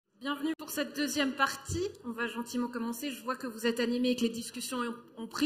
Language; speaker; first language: French; native; French